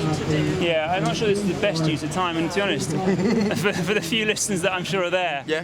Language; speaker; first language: English; native; English